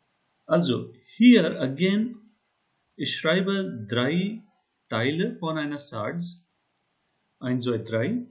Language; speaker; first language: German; non-native, learner; Hindi